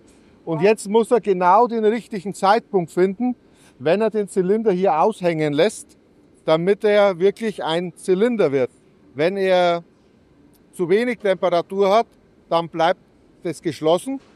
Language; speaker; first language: German; native; German